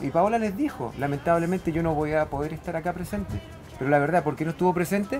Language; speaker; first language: Spanish; native; Spanish